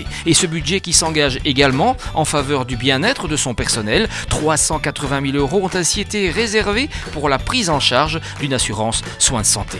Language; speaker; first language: French; native; French